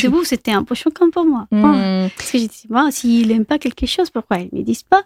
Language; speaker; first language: French; non-native, fluent; Spanish